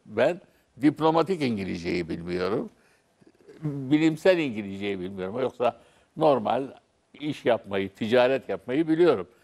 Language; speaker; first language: Turkish; non-native, local second language; Arabic